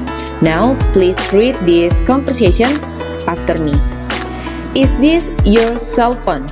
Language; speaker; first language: English; non-native, fluent; Indonesian